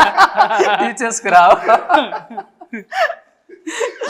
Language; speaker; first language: Telugu; native; Telugu